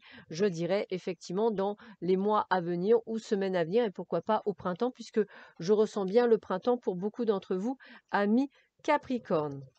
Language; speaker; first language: French; native; French